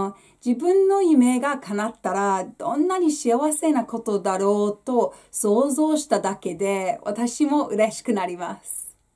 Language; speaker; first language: Japanese; non-native, fluent; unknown